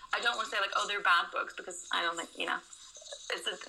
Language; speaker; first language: English; non-native, fluent; Dutch